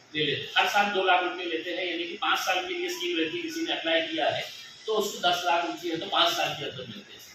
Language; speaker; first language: Hindi; non-native, local second language; Marathi